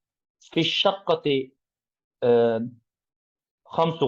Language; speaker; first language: Arabic; non-native, learner; English